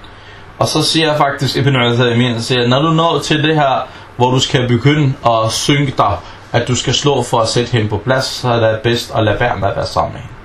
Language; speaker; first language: Danish; non-native, fluent; Arabic